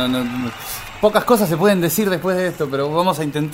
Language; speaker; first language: Spanish; native; Spanish